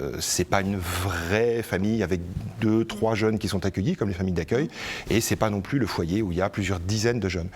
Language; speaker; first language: French; native; French